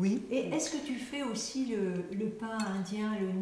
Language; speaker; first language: French; native; French